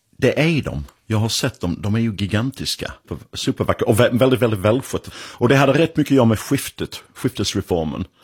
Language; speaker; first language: Swedish; non-native, fluent; English